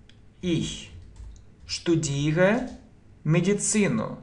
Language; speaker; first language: German; non-native, fluent; Russian